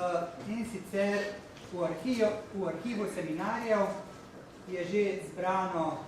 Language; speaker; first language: Slovenian; native; Slovenian